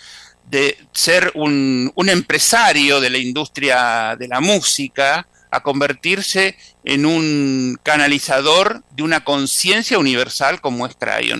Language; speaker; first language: Spanish; native; Spanish